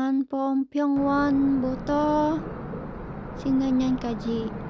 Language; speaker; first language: Korean; non-native, learner; Filipino